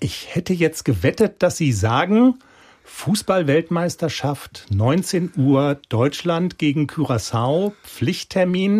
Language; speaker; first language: German; native; German